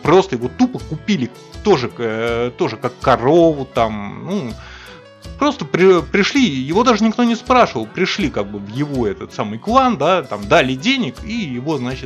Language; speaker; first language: Russian; native; Russian